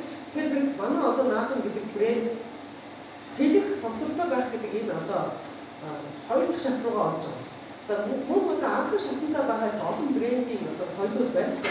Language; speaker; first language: Mongolian; native; Mongolian